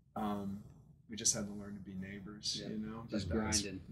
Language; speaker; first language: English; native; English